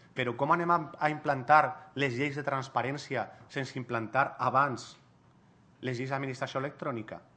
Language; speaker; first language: Catalan; non-native, local second language; Spanish